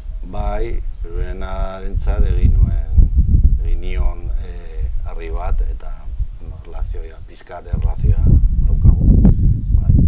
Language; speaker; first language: Basque; non-native, local second language; Spanish